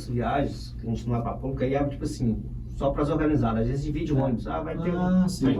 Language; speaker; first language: Portuguese; native; Portuguese